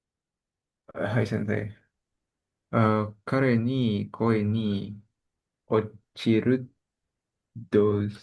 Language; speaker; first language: Japanese; non-native, learner; Indonesian